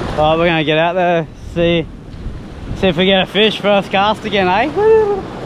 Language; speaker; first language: English; native; English